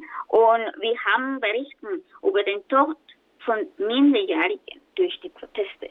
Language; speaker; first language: German; non-native, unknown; Spanish